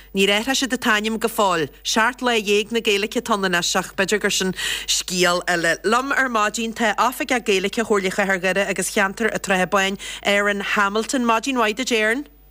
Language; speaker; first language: Irish; native; Irish